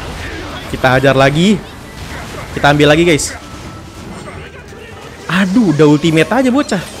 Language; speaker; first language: Indonesian; native; Indonesian